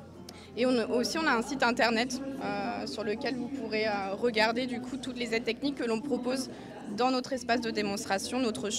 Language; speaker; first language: French; native; French